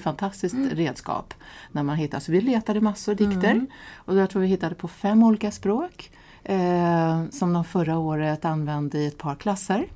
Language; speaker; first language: Swedish; native; Swedish